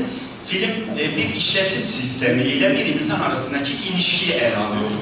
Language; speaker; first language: Turkish; native; Turkish